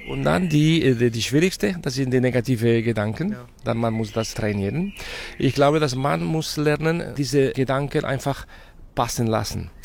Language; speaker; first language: German; non-native, fluent; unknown